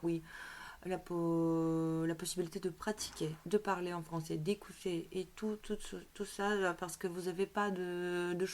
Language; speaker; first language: French; non-native, fluent; Bulgarian